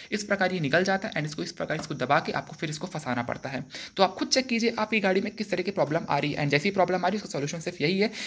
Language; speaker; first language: Hindi; native; Hindi